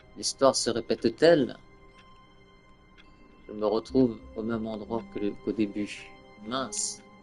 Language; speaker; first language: French; native; French